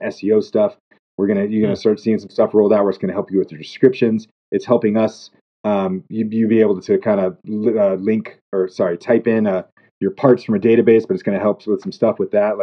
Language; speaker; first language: English; native; English